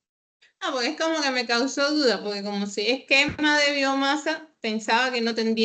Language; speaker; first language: Spanish; native; Spanish